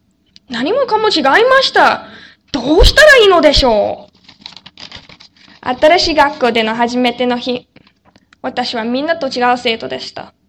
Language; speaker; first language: Japanese; non-native, learner; English